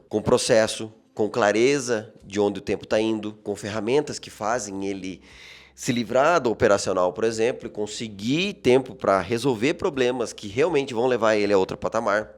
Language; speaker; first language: Portuguese; native; Portuguese